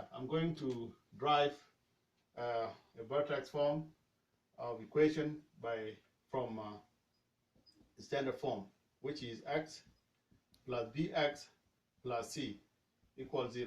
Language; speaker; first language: English; non-native, fluent; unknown